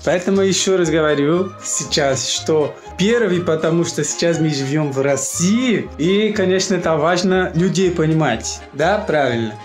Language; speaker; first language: Russian; non-native, learner; Portuguese